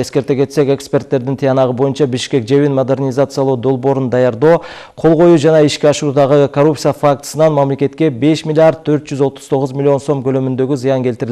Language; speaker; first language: Kyrgyz; native; Kyrgyz